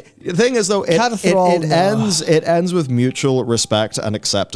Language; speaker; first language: English; native; English